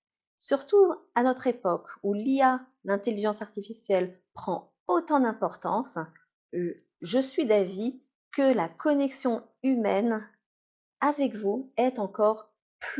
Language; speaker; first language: French; native; French